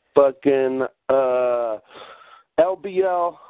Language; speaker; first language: English; early bilingual, other home language; Spanish